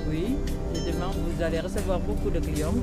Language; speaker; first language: French; non-native, fluent; Indonesian